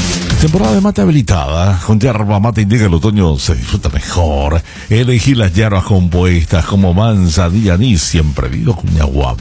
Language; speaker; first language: Spanish; native; Spanish